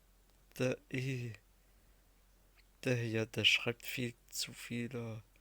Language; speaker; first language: German; early bilingual, other home language; Arabic